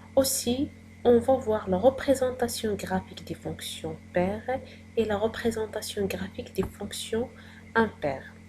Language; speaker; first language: French; non-native, local second language; Arabic